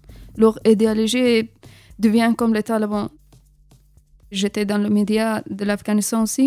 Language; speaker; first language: French; non-native, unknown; Persian